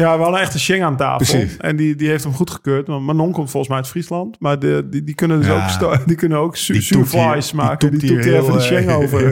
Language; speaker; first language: Dutch; native; Dutch